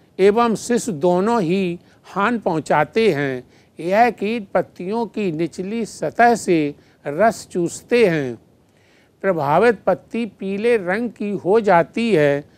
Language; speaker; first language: Hindi; native; Hindi